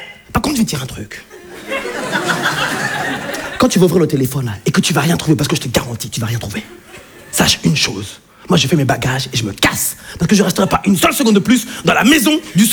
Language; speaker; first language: French; native; French